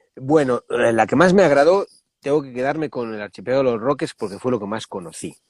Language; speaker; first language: Spanish; native; Spanish